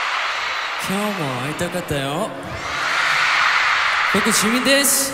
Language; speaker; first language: Japanese; non-native, learner; Korean